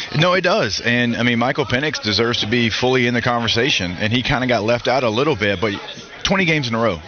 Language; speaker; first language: English; native; English